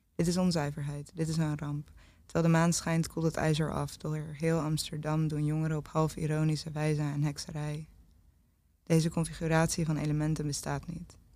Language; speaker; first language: Dutch; native; Dutch